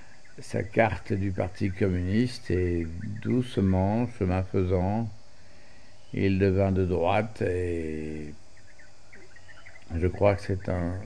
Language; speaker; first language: French; native; French